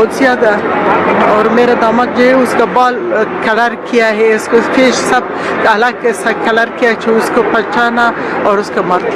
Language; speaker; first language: Hindi; non-native, learner; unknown